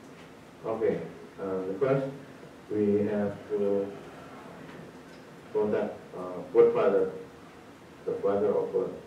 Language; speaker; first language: English; non-native, learner; Indonesian